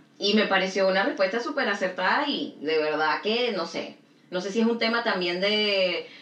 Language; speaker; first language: Spanish; native; Spanish